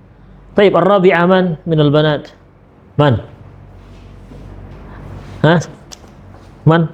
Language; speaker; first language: Arabic; non-native, fluent; Indonesian